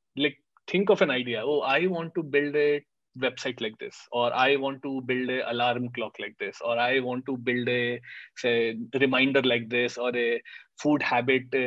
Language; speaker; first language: English; non-native, local second language; Hindi